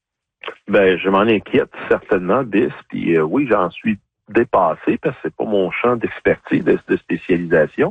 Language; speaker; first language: French; native; French